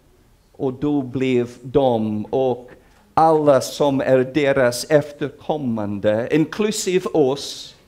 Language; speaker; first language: Swedish; non-native, fluent; English